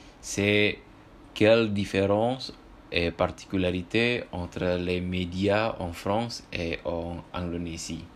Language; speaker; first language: French; non-native, learner; Indonesian